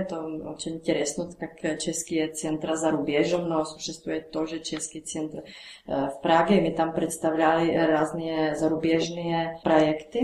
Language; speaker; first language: Russian; non-native, learner; Czech